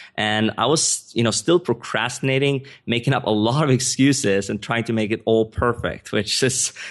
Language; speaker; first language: English; non-native, fluent; Swedish